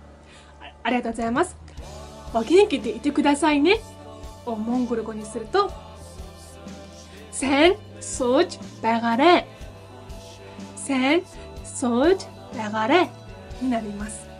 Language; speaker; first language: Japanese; non-native, fluent; Mongolian